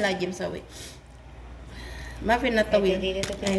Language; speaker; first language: Arabic; non-native, learner; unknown